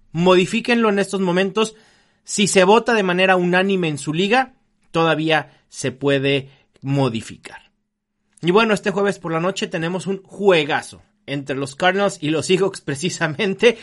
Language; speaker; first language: Spanish; native; Spanish